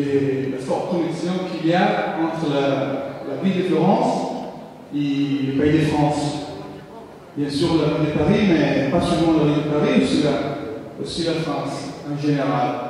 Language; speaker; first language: French; non-native, fluent; Italian